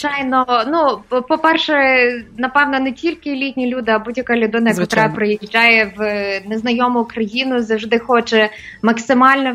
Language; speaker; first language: Ukrainian; native; Ukrainian